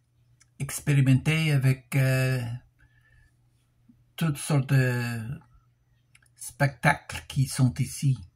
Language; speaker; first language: French; non-native, local second language; English